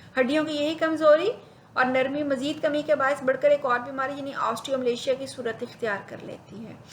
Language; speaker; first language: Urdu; native; Urdu